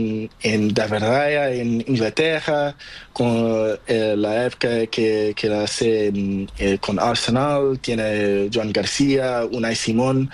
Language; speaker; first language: Spanish; non-native, learner; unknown